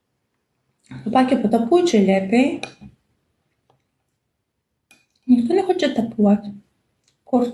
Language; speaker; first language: Polish; non-native, learner; Ukrainian